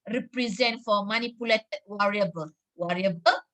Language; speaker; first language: English; non-native, local second language; Malay